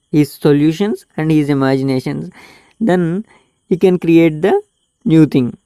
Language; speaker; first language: English; non-native, local second language; Telugu